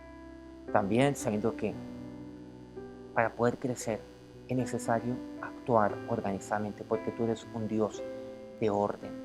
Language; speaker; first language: Spanish; native; Spanish